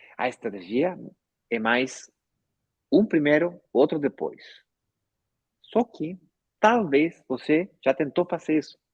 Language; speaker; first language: Portuguese; non-native, fluent; Spanish